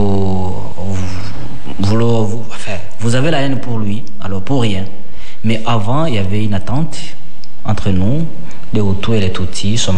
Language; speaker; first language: French; non-native, local second language; Kinyarwanda